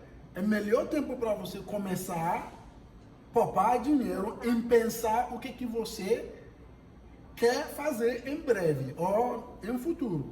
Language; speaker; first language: Portuguese; non-native, fluent; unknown